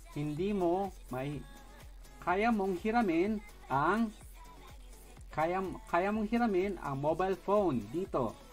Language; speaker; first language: Filipino; native; Filipino